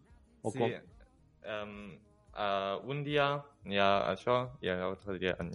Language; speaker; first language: Catalan; non-native, learner; German